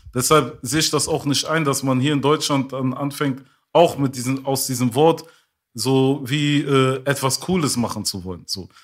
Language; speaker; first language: German; early bilingual, other home language; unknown